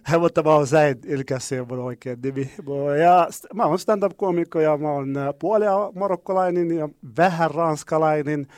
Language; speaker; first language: Finnish; non-native, learner; Arabic